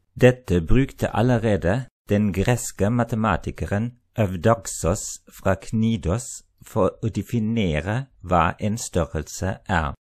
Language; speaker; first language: Norwegian; non-native, fluent; German